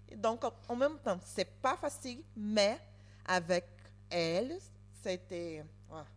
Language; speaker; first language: French; non-native, learner; Spanish